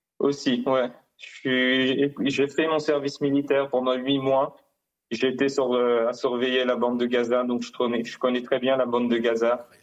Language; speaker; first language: French; non-native, fluent; Hebrew